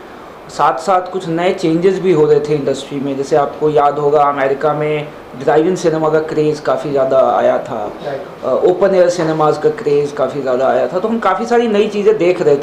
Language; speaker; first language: Hindi; native; Hindi